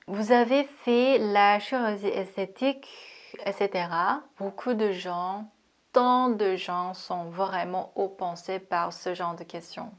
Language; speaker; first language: French; non-native, fluent; Korean